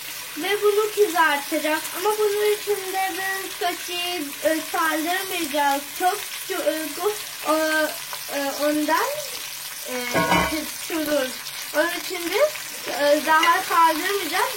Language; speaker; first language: Turkish; non-native, learner; Urdu